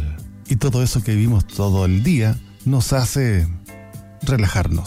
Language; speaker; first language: Spanish; native; Spanish